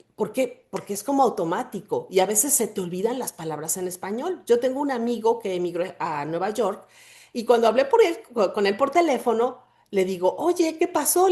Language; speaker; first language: Spanish; native; Spanish